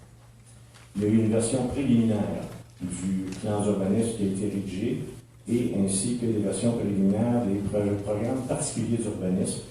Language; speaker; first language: French; native; French